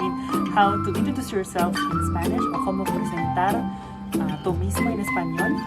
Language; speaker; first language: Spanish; non-native, fluent; Filipino